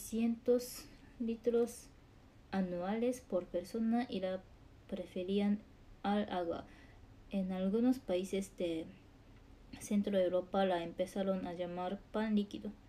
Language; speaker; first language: Spanish; non-native, learner; Japanese